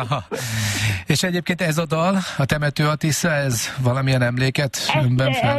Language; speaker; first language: Hungarian; native; Hungarian